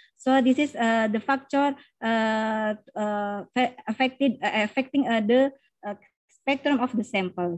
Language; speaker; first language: English; non-native, learner; Indonesian